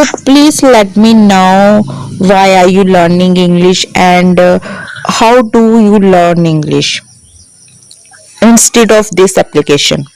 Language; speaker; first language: English; non-native, learner; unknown